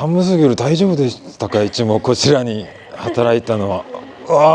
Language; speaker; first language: Japanese; non-native, learner; Korean